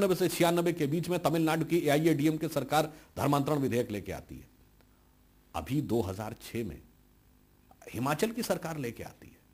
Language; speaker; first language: Hindi; native; Hindi